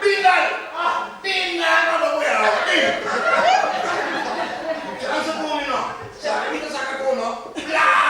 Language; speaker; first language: Dutch; non-native, local second language; Papiamento